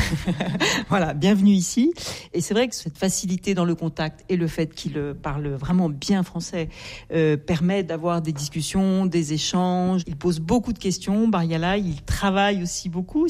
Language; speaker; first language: French; native; French